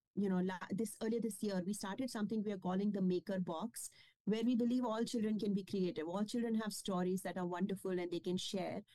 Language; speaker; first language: English; non-native, local second language; Kashmiri